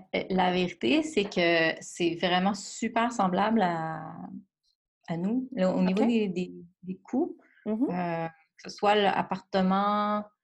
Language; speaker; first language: French; native; French